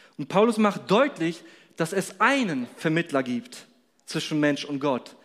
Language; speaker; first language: German; non-native, fluent; Polish